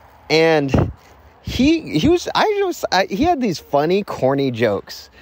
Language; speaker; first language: English; native; English